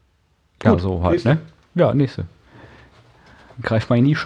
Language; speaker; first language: German; native; German